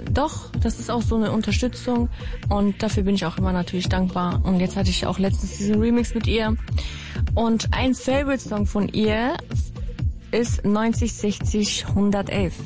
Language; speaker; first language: German; early bilingual, other home language; Kurdish